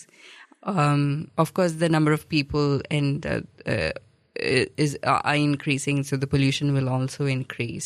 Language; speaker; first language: English; non-native, local second language; Malayalam